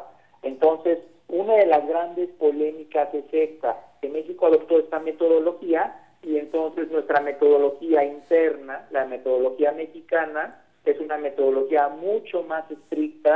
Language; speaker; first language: Spanish; native; Spanish